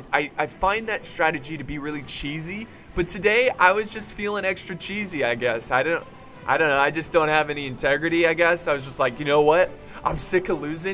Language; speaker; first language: English; native; English